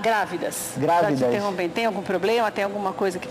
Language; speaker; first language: Portuguese; native; Portuguese